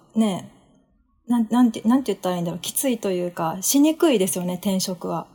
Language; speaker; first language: Japanese; native; Japanese